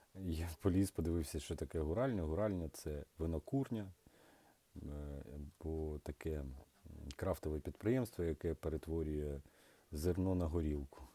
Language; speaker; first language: Ukrainian; native; Ukrainian